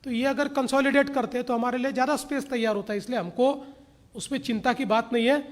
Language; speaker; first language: Hindi; non-native, local second language; Marathi